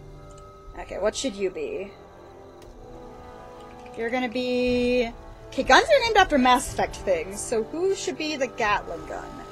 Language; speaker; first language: English; native; English